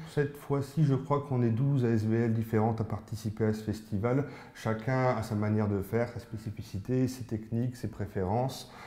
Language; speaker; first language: French; native; French